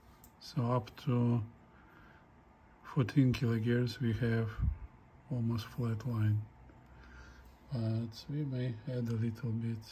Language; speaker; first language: English; non-native, fluent; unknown